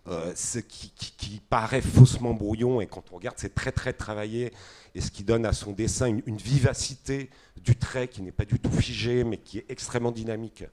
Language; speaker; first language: French; native; French